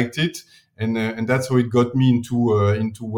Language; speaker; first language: English; non-native, fluent; French